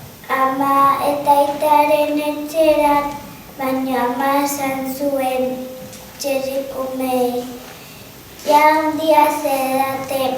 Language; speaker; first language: Basque; non-native, local second language; Spanish